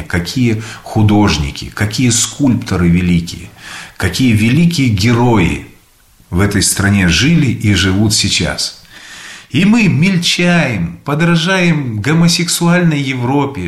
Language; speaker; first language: Russian; native; Russian